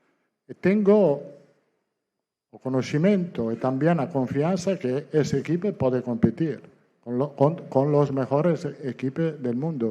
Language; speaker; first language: Portuguese; non-native, learner; Italian